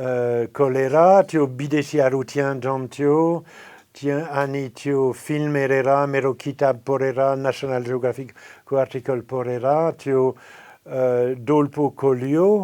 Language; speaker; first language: Nepali; non-native, fluent; French